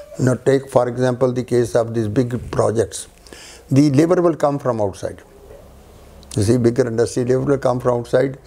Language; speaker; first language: English; non-native, local second language; Punjabi